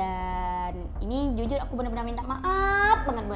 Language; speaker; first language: Indonesian; native; Indonesian